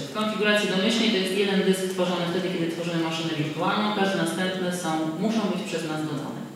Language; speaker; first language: Polish; native; Polish